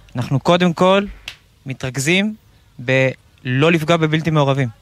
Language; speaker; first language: Hebrew; native; Hebrew